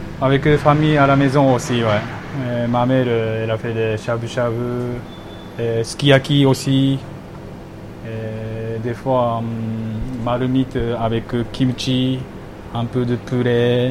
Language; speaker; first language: French; non-native, fluent; Japanese